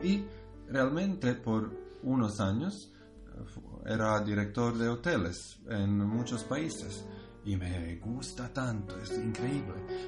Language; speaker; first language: Spanish; non-native, learner; Croatian